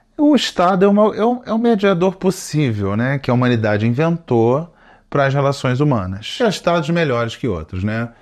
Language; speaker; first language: Portuguese; native; Portuguese